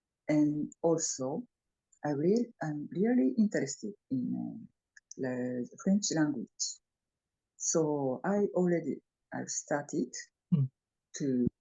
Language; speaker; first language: English; non-native, fluent; Japanese